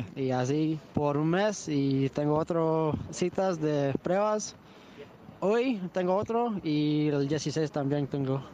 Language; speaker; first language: Spanish; non-native, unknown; English